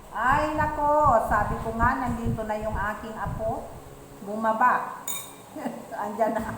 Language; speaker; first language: Filipino; native; Filipino